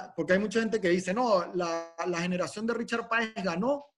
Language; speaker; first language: Spanish; native; Spanish